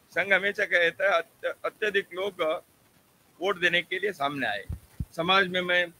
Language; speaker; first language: Hindi; non-native, local second language; Kannada